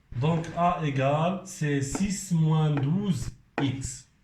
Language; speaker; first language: French; non-native, local second language; Arabic